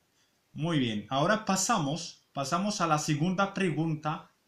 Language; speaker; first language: Spanish; non-native, fluent; Arabic